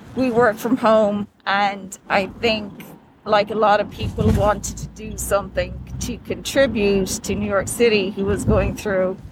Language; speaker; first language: English; native; English